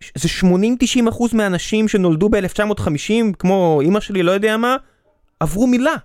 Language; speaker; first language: Hebrew; native; Hebrew